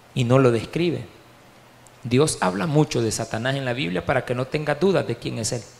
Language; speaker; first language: Spanish; native; Spanish